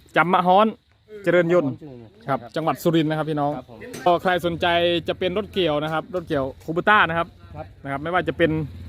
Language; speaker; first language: Thai; non-native, local second language; Northern Khmer